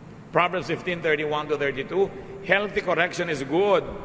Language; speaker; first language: English; non-native, local second language; Filipino